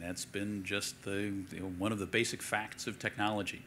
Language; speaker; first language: English; native; English